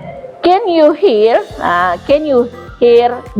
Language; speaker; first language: English; non-native, local second language; Indonesian